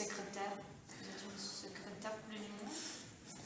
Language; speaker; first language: French; non-native, fluent; Italian